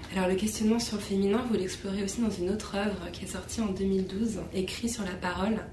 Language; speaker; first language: French; native; French